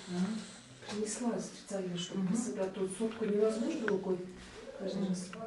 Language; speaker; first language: Russian; non-native, local second language; Kyrgyz